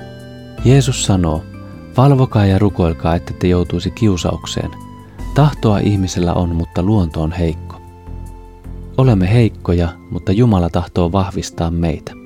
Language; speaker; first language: Finnish; native; Finnish